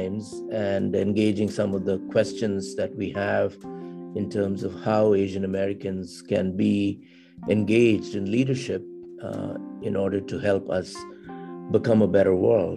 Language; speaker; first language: English; non-native, local second language; Tamil